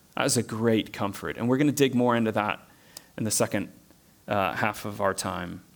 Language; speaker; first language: English; native; English